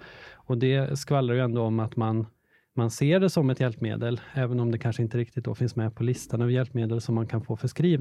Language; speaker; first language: Swedish; native; Swedish